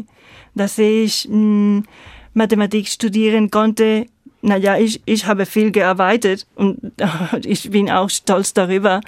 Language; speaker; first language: German; non-native, fluent; Spanish